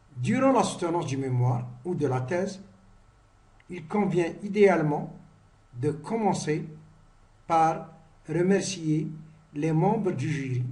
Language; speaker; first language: French; non-native, local second language; Arabic